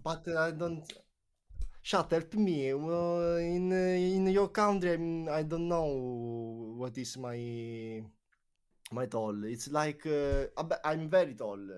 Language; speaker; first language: English; non-native, learner; Italian